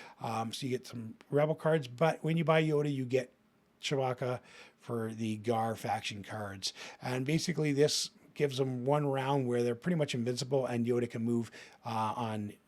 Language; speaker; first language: English; native; English